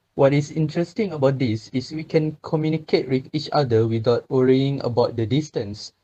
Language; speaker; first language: English; non-native, local second language; Malay